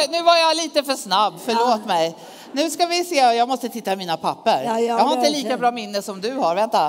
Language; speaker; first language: Swedish; native; Swedish